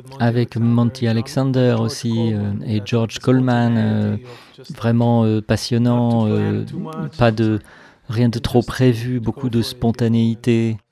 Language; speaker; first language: French; non-native, fluent; Hebrew